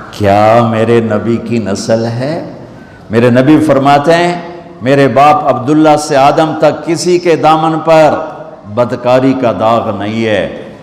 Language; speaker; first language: Urdu; non-native, local second language; Punjabi